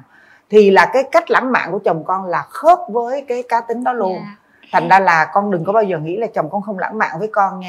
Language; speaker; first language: Vietnamese; native; Vietnamese